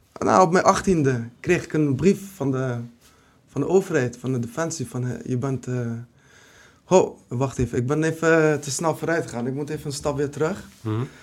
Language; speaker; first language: Dutch; early bilingual, other home language; Kurdish